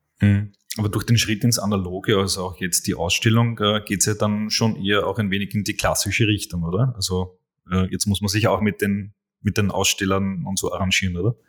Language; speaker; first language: German; native; German